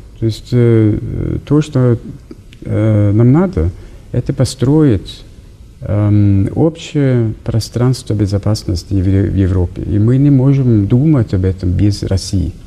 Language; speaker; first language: Russian; non-native, fluent; Norwegian